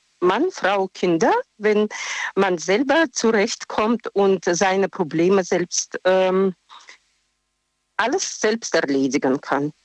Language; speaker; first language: German; non-native, learner; Russian